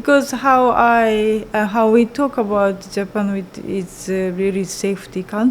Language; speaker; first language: English; non-native, learner; Japanese